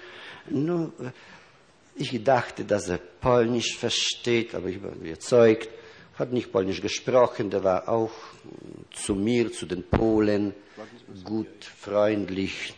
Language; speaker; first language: German; non-native, fluent; Polish